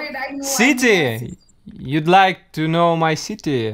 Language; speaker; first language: English; non-native, learner; Russian